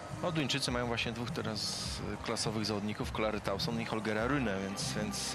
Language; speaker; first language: Polish; native; Polish